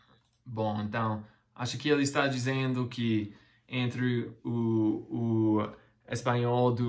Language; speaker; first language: Portuguese; non-native, fluent; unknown